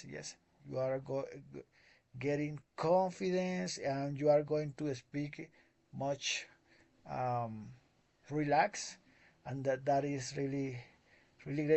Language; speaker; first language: English; non-native, learner; Spanish